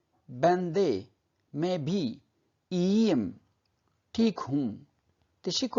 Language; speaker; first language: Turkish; non-native, fluent; Urdu